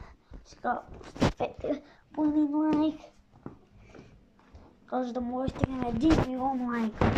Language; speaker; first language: Bulgarian; native; Bulgarian